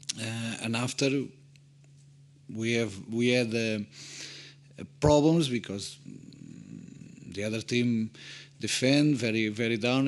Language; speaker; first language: English; non-native, fluent; Portuguese